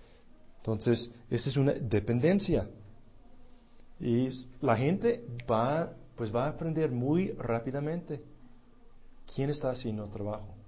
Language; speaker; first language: Spanish; non-native, fluent; English